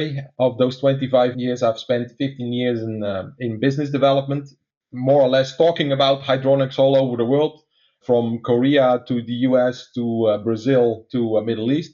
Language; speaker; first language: English; non-native, fluent; Dutch